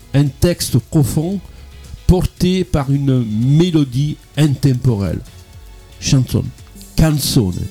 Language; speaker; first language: French; non-native, fluent; Italian